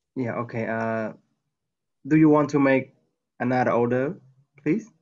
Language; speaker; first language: English; non-native, learner; Albanian